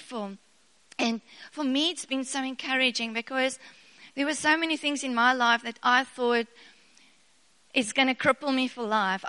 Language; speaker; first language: English; non-native, local second language; Afrikaans